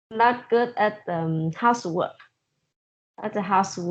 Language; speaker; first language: English; non-native, learner; Vietnamese